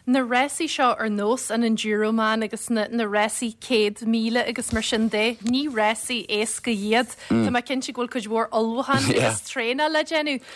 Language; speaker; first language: Irish; native; Irish